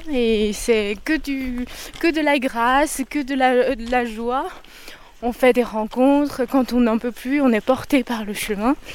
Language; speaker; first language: French; non-native, fluent; Chinese